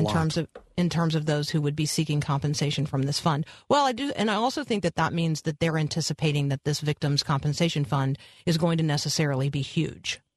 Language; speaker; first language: English; native; English